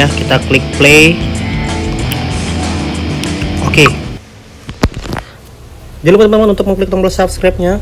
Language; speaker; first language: Indonesian; native; Indonesian